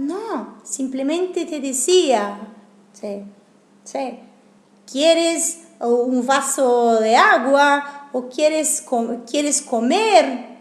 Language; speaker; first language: Spanish; non-native, fluent; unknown